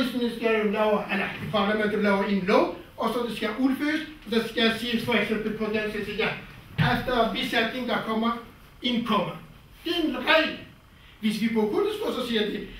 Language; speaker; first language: Danish; non-native, fluent; Kurdish